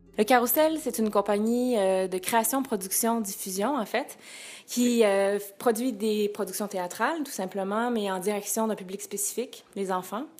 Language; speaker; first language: French; native; French